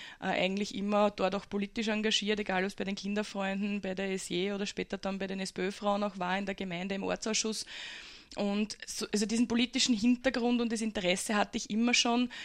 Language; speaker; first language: German; native; German